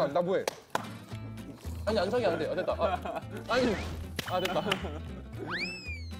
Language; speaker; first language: Korean; native; Korean